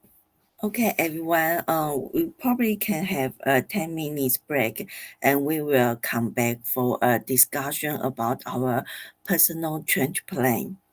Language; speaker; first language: English; non-native, fluent; Chinese